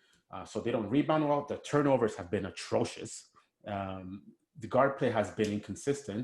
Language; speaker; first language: English; native; English